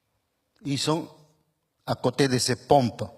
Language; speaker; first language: French; non-native, fluent; Spanish